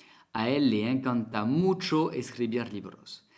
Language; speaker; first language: Spanish; non-native, fluent; French